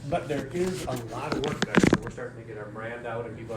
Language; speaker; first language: English; native; English